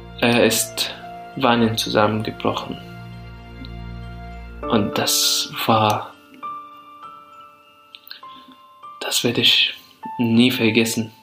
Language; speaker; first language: German; non-native, fluent; Arabic